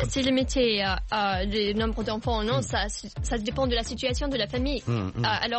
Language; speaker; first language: French; non-native, learner; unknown